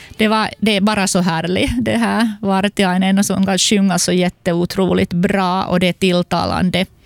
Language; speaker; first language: Swedish; non-native, local second language; Finnish